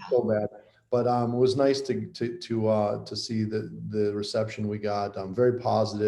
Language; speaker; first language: English; native; English